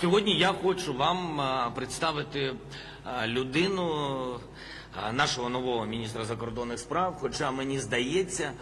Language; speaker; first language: Ukrainian; non-native, local second language; Russian